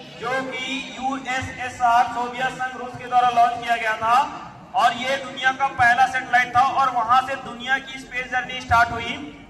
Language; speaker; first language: Hindi; native; Hindi